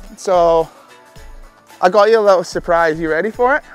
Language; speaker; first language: English; native; English